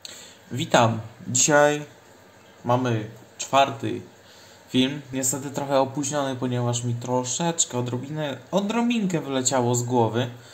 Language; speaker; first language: Polish; native; Polish